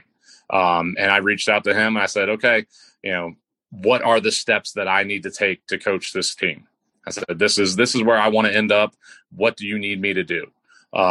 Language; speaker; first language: English; native; English